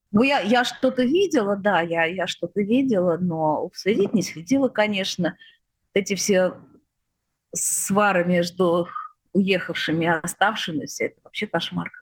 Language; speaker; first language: Russian; native; Russian